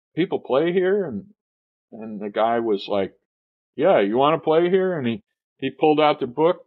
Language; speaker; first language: English; native; English